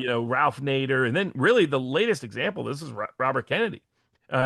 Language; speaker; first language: English; native; English